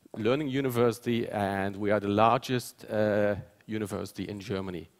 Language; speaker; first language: English; non-native, fluent; Dutch